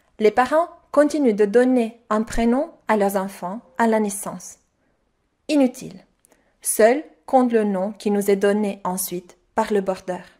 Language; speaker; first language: French; non-native, fluent; Italian